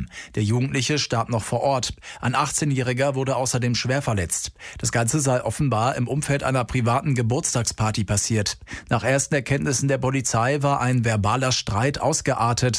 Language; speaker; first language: German; native; German